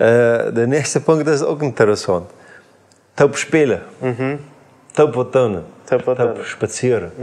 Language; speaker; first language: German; non-native, learner; Plautdietsch